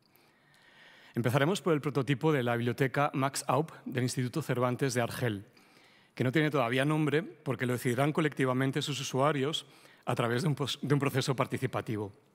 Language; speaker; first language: Spanish; native; Spanish